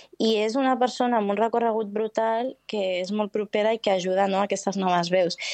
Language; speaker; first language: Catalan; early bilingual, heritage; Catalan